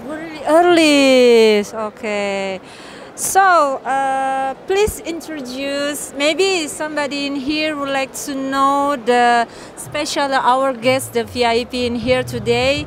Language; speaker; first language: English; non-native, learner; Indonesian